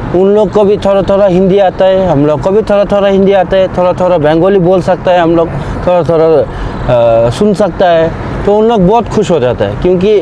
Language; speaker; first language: Hindi; non-native, fluent; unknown